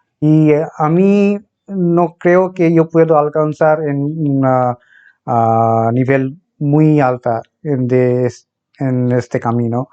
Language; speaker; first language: Spanish; non-native, fluent; Bangla